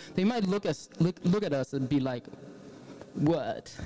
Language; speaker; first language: English; non-native, fluent; Danish